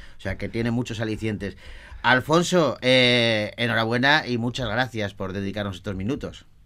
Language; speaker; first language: Spanish; native; Spanish